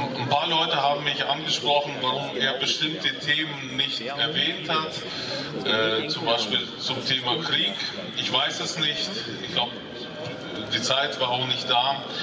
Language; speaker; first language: German; non-native, fluent; Russian